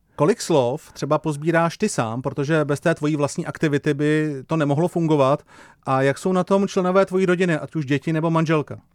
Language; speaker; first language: Czech; native; Czech